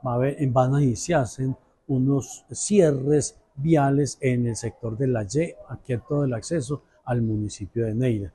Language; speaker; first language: Spanish; native; Spanish